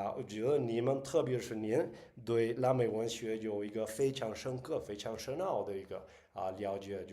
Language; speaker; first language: Chinese; non-native, fluent; Spanish